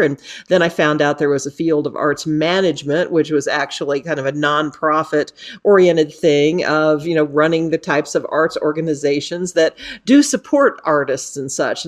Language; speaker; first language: English; native; English